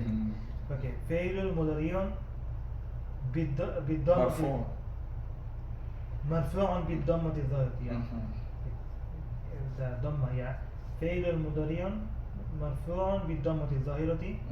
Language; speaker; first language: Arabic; non-native, learner; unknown